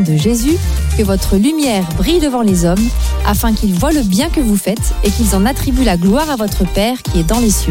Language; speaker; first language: French; native; French